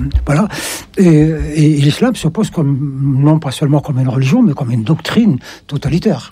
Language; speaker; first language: French; non-native, local second language; Arabic